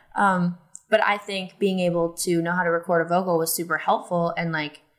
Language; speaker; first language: English; native; English